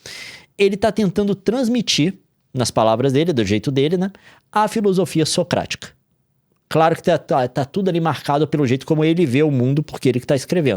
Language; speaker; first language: Portuguese; native; Portuguese